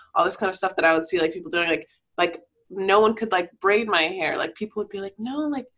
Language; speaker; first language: English; native; English